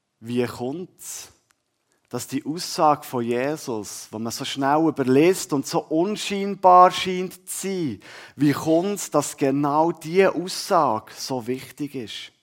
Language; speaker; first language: German; native; German